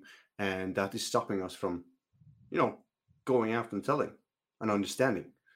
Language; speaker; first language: English; non-native, fluent; Norwegian